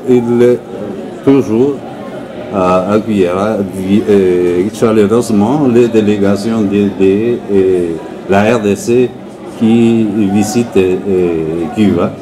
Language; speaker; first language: French; non-native, learner; Spanish